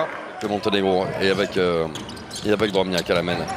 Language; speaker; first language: French; native; French